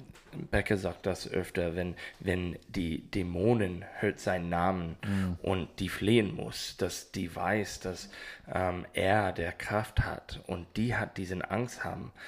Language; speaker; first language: German; non-native, learner; English